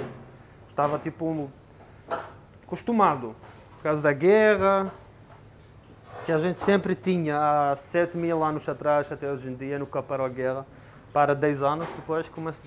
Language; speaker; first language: Portuguese; non-native, fluent; Arabic